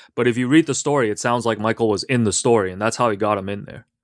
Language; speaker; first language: English; native; English